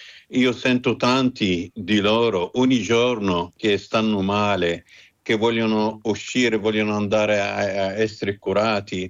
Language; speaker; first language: Italian; non-native, fluent; Arabic